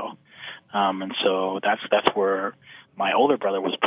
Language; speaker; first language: English; native; English